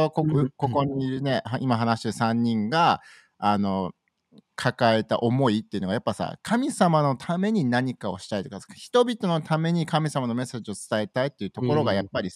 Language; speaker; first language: Japanese; native; Japanese